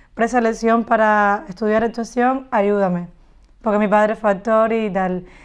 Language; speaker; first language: Spanish; native; Spanish